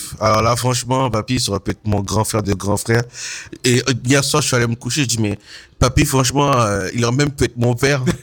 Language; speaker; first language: French; non-native, local second language; Haitian Creole